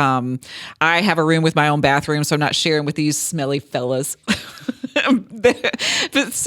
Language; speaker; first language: English; native; English